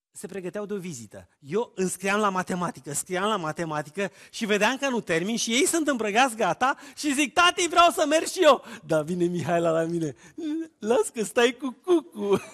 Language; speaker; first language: Romanian; native; Romanian